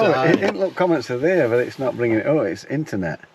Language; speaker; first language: English; native; English